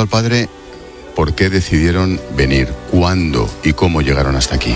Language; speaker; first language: Spanish; native; Spanish